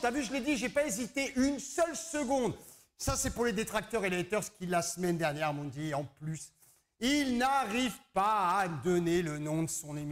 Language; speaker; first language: French; native; French